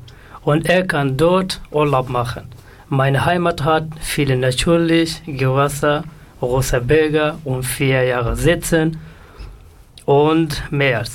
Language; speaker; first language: German; non-native, learner; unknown